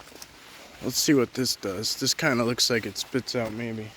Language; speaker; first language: English; native; English